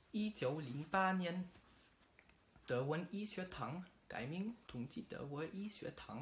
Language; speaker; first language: Chinese; non-native, learner; German